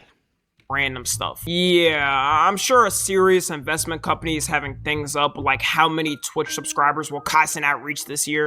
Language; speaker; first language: English; native; English